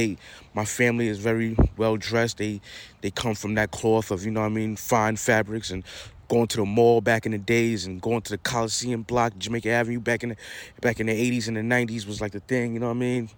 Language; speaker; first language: English; native; English